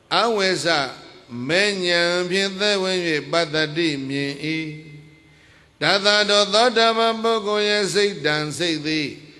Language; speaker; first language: Burmese; native; Burmese